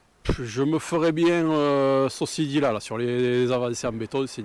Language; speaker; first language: French; native; French